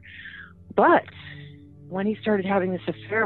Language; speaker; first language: English; native; English